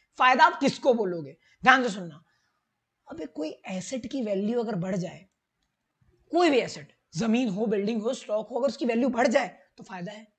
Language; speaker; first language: Hindi; native; Hindi